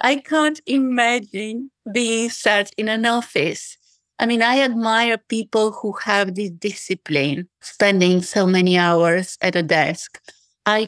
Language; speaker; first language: English; non-native, fluent; Bulgarian